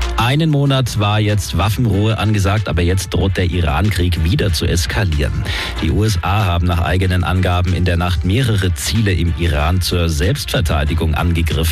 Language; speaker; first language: German; native; German